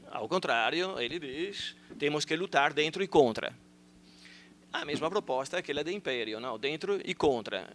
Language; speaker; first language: Portuguese; non-native, fluent; Italian